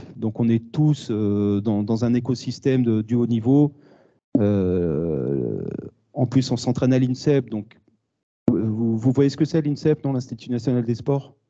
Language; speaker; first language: French; native; French